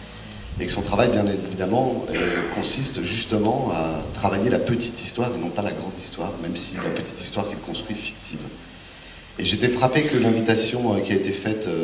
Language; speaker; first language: French; native; French